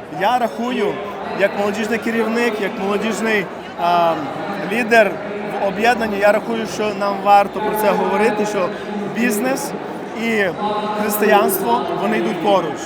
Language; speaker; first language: Ukrainian; non-native, fluent; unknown